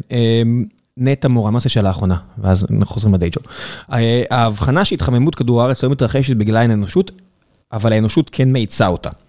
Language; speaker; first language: Hebrew; native; Hebrew